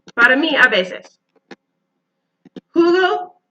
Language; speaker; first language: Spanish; non-native, learner; English